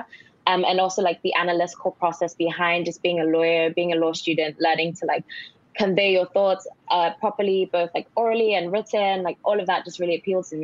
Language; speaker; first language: English; non-native, local second language; Yoruba